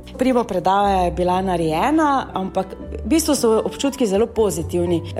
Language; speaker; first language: Slovenian; native; Slovenian